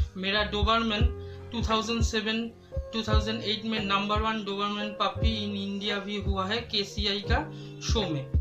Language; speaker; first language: Hindi; non-native, local second language; Bangla